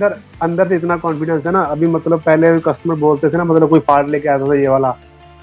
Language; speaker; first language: Hindi; native; Hindi